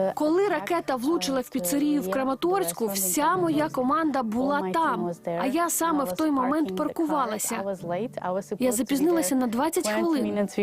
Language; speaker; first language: Ukrainian; non-native, fluent; Portuguese